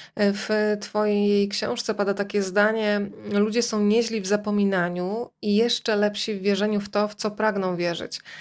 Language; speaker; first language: Polish; native; Polish